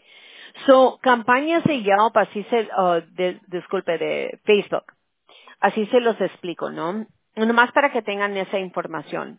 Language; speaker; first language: Spanish; early bilingual, heritage; Spanish